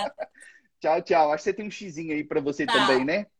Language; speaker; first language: Portuguese; native; Portuguese